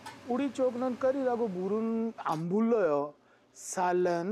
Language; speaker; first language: Korean; non-native, fluent; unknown